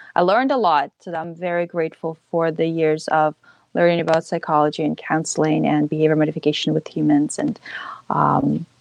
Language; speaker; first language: English; early bilingual, other home language; Ukrainian